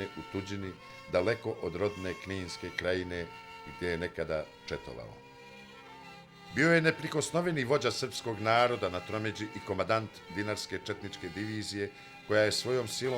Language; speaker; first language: Bosnian; native; Bosnian